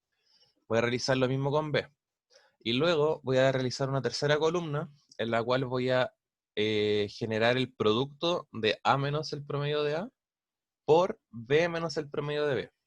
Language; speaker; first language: Spanish; native; Spanish